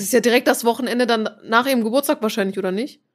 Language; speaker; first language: German; native; German